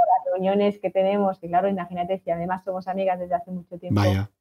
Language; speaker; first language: Spanish; non-native, fluent; French